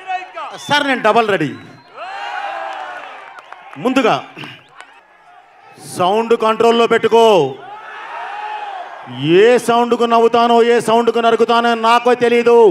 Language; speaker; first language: Telugu; native; Telugu